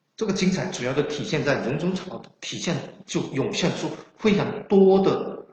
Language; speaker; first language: Chinese; non-native, local second language; Min Nan Chinese